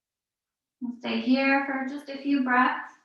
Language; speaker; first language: English; native; English